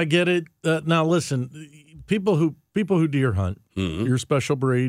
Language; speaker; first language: English; native; English